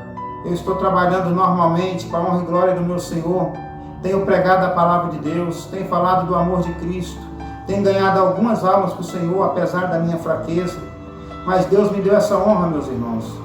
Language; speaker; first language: Portuguese; native; Portuguese